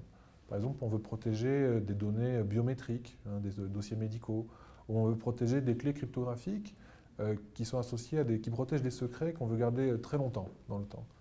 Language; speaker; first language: French; native; French